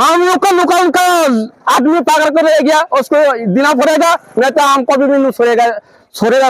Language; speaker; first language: Hindi; non-native, local second language; Kok Borok